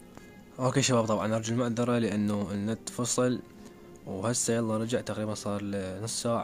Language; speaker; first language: Arabic; native; Arabic